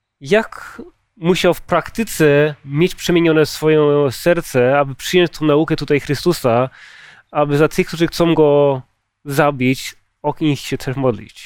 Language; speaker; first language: Polish; early bilingual, heritage; Polish